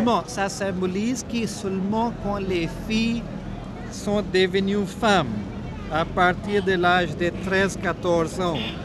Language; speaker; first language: French; non-native, fluent; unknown